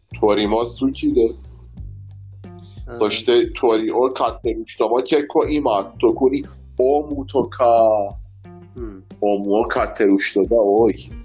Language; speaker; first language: Japanese; non-native, learner; Persian